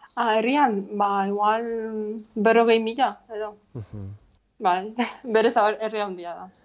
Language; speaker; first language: Basque; non-native, fluent; Ukrainian